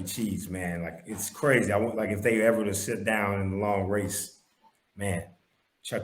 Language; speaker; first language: English; native; English